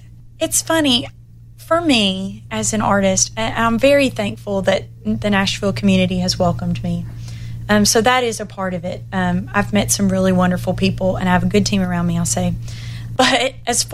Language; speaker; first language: English; native; English